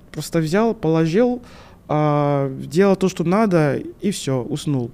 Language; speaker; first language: Russian; non-native, fluent; French